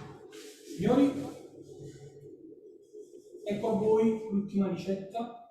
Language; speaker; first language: Italian; native; Italian